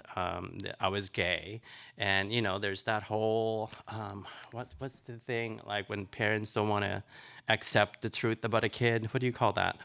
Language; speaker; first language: English; early bilingual, other home language; Spanish